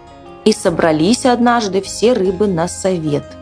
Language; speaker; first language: Russian; native; Russian